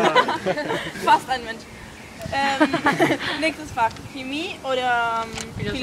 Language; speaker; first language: German; non-native, learner; Spanish